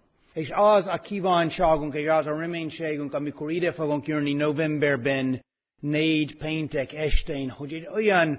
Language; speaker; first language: Hungarian; non-native, fluent; English